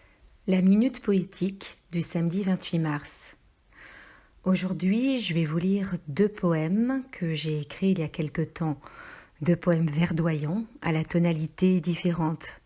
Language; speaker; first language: French; native; French